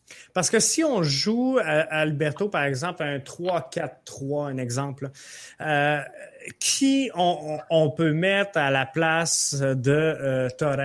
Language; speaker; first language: French; native; French